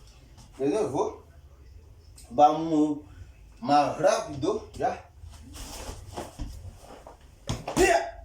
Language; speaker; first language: Spanish; non-native, learner; Haitian Creole